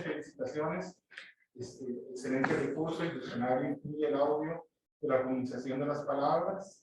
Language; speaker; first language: Spanish; native; Spanish